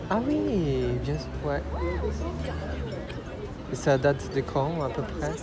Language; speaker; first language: French; non-native, fluent; Polish